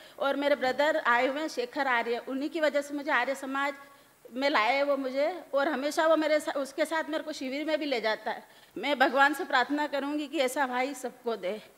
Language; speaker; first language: Hindi; native; Hindi